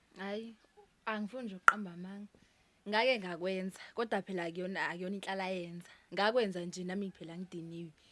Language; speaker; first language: Zulu; native; Zulu